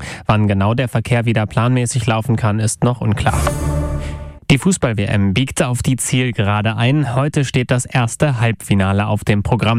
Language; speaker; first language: German; native; German